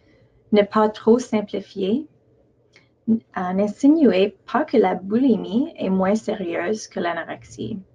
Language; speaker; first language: French; non-native, local second language; English